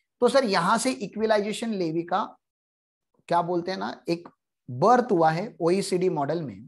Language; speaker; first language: Hindi; non-native, local second language; Marathi